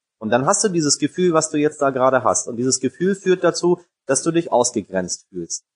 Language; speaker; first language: German; early bilingual, other home language; Persian